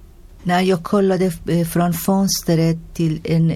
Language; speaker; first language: Swedish; non-native, learner; Persian